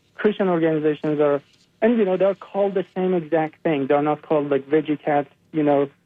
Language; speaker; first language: English; non-native, fluent; Persian